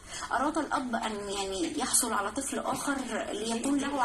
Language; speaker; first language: Arabic; native; Arabic